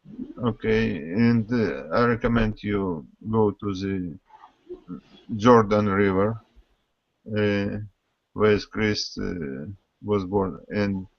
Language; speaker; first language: English; non-native, learner; Russian